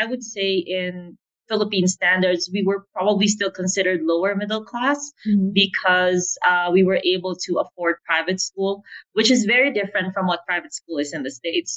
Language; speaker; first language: English; non-native, local second language; Filipino